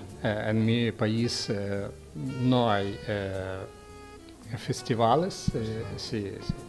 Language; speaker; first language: Spanish; non-native, learner; Ukrainian